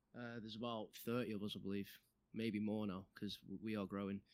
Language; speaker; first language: English; native; English